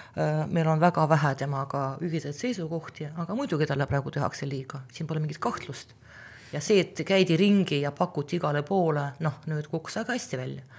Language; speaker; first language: Estonian; non-native, local second language; Russian